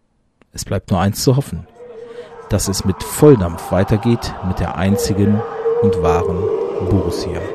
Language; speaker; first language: German; native; German